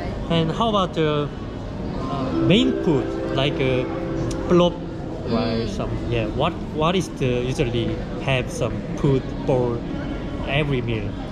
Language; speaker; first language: English; non-native, learner; Korean